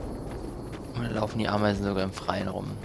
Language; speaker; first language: German; native; German